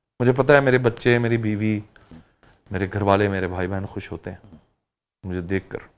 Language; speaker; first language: Urdu; early bilingual, heritage; Urdu